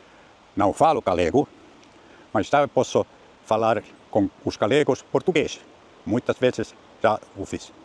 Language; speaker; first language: Portuguese; non-native, learner; Finnish